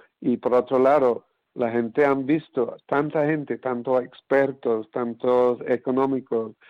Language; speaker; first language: Spanish; non-native, fluent; English